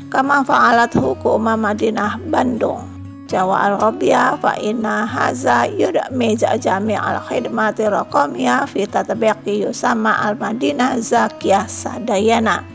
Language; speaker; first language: Arabic; non-native, fluent; Indonesian